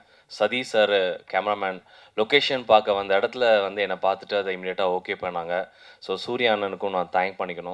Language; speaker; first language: Tamil; native; Tamil